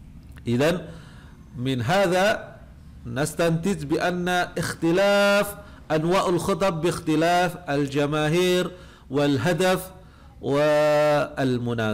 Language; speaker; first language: Arabic; non-native, fluent; Indonesian